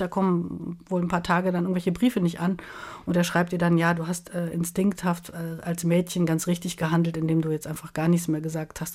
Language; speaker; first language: German; native; German